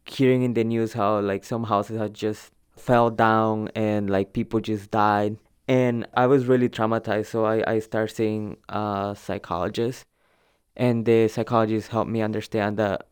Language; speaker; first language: English; early bilingual, other home language; Spanish